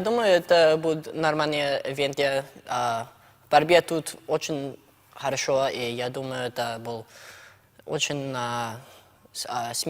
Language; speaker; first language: Russian; early bilingual, heritage; Russian